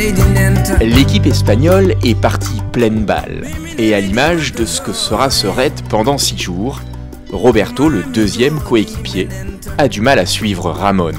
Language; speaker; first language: French; native; French